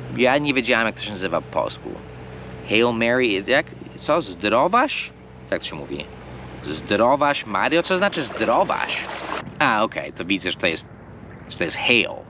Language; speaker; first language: Polish; non-native, fluent; English